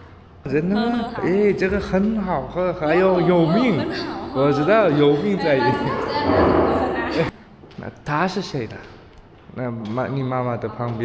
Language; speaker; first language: Chinese; non-native, learner; Turkmen